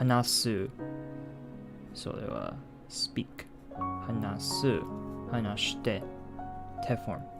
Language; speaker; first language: Japanese; non-native, learner; English